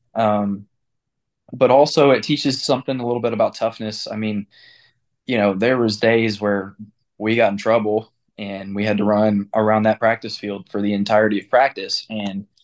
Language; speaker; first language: English; native; English